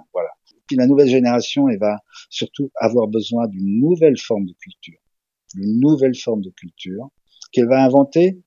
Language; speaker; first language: French; early bilingual, other home language; Serbian